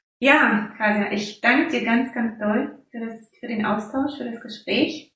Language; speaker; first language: German; native; German